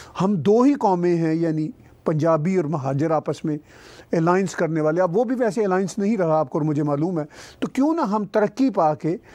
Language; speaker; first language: Urdu; non-native, local second language; Punjabi